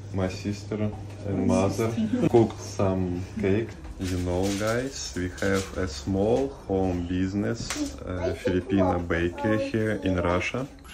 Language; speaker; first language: English; non-native, learner; Russian